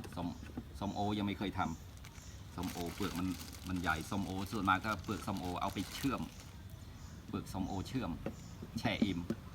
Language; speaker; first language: Thai; native; Thai